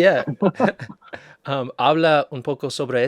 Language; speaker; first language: Spanish; non-native, learner; English